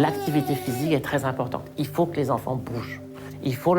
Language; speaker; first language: French; native; French